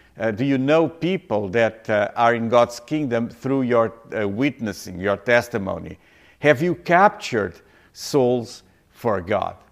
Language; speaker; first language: English; non-native, fluent; Portuguese